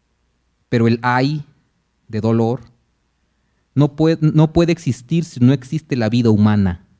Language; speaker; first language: Spanish; native; Spanish